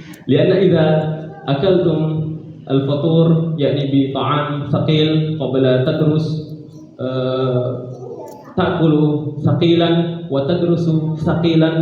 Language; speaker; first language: Arabic; non-native, learner; Indonesian